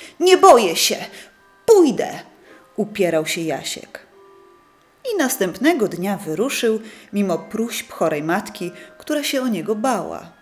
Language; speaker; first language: Polish; native; Polish